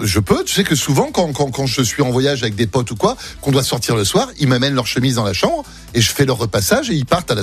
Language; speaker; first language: French; native; French